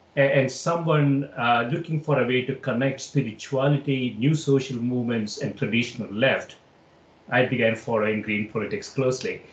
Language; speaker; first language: English; non-native, local second language; Malayalam